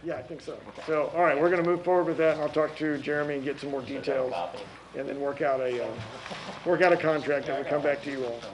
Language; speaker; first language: English; native; English